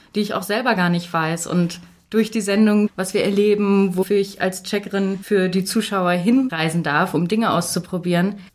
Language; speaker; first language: German; native; German